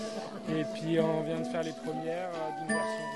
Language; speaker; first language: French; native; French